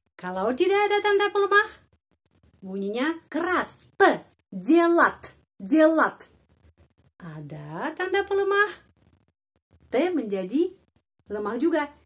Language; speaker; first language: Indonesian; non-native, fluent; Russian